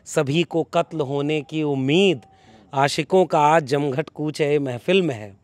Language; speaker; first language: Hindi; native; Hindi